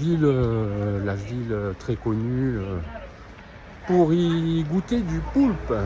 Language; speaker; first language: French; native; French